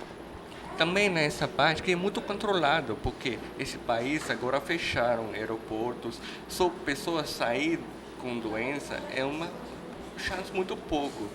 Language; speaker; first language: Portuguese; non-native, learner; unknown